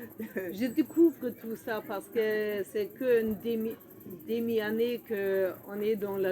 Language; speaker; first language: French; non-native, fluent; German